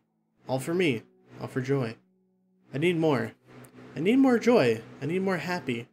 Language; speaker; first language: English; native; English